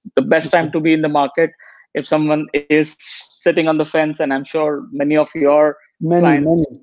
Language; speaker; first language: English; non-native, local second language; Gujarati